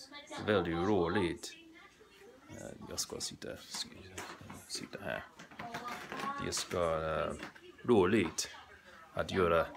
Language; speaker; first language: Swedish; non-native, learner; English